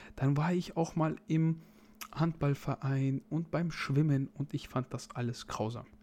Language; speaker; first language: German; native; German